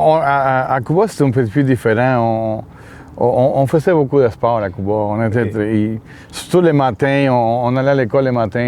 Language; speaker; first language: French; non-native, fluent; Spanish